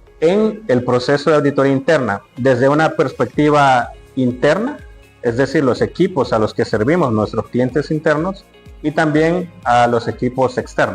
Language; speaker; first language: Spanish; native; Spanish